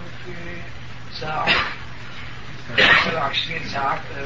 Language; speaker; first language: Arabic; non-native, fluent; Turkish